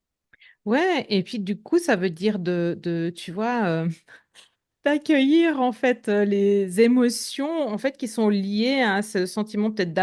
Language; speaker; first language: French; native; French